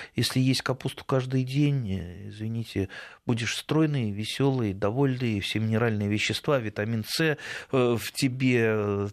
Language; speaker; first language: Russian; native; Russian